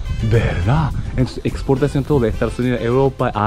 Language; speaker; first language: Spanish; non-native, learner; Japanese